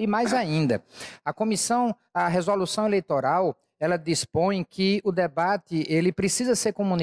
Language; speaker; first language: Portuguese; native; Portuguese